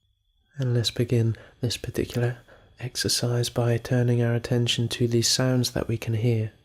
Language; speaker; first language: English; native; English